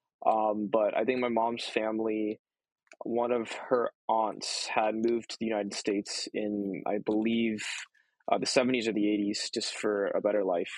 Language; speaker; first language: English; early bilingual, other home language; Korean